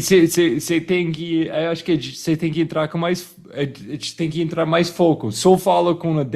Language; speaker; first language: Portuguese; non-native, fluent; English